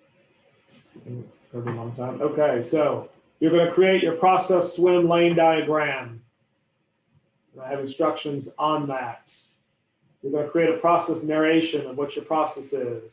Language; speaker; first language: English; native; English